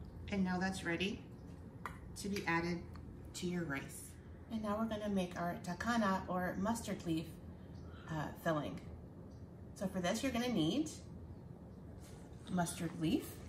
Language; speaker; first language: English; native; English